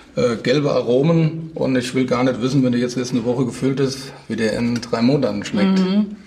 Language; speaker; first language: German; native; German